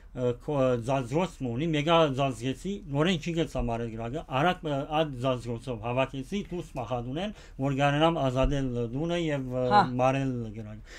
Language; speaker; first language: Armenian; early bilingual, heritage; Armenian